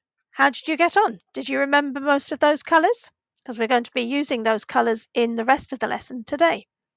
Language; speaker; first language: English; native; English